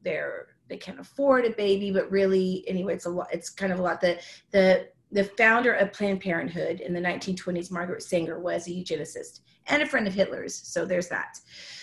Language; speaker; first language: English; native; English